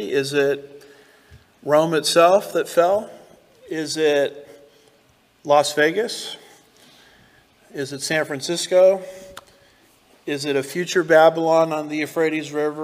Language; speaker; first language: English; native; English